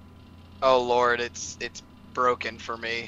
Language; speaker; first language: English; native; English